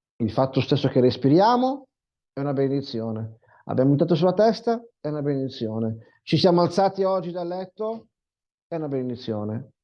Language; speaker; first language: Italian; non-native, fluent; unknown